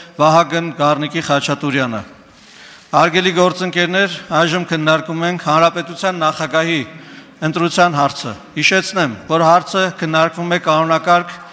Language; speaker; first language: Armenian; native; Armenian